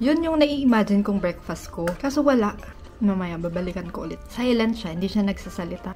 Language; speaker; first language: Filipino; native; Filipino